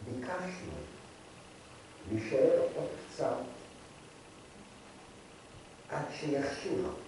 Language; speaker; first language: Hebrew; non-native, fluent; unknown